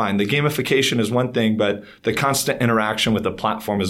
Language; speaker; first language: English; native; English